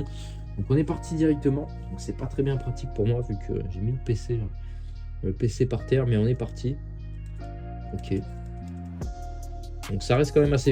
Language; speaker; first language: French; native; French